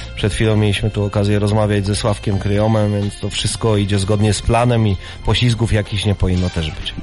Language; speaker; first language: Polish; native; Polish